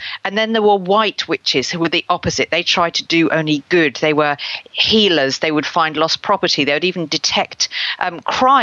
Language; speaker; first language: English; native; English